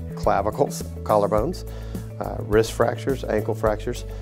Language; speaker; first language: English; native; English